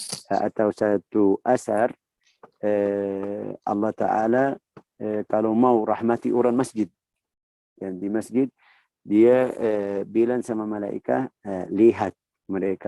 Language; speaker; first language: Indonesian; non-native, fluent; Arabic